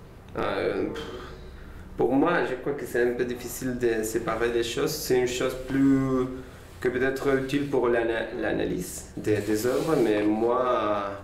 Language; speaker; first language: French; non-native, learner; Spanish